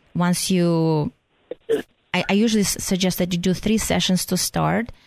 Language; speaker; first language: English; non-native, fluent; Russian